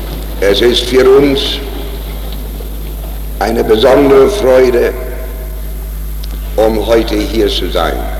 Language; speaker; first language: German; non-native, fluent; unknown